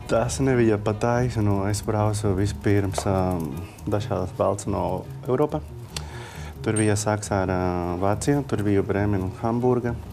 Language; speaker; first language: Latvian; non-native, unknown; Spanish